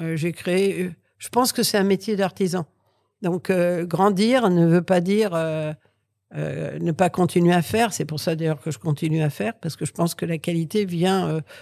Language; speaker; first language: French; early bilingual, other home language; Catalan